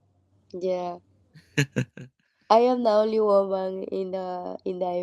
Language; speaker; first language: English; non-native, learner; Spanish